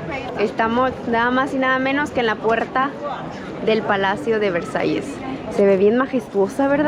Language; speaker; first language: Spanish; native; Spanish